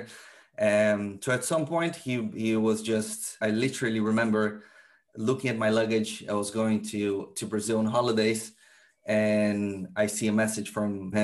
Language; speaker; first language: English; non-native, fluent; Portuguese